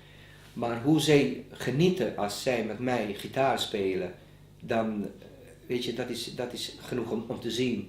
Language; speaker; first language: Dutch; non-native, fluent; Bosnian